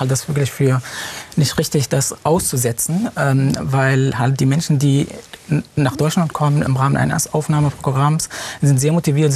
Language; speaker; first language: German; non-native, fluent; Arabic